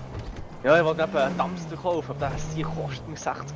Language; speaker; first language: German; native; German